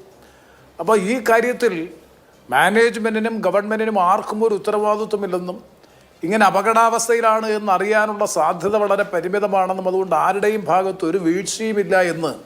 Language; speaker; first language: Malayalam; native; Malayalam